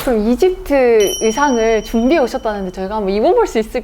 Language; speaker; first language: Korean; native; Korean